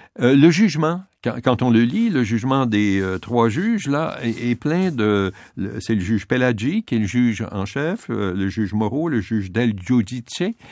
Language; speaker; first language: French; native; French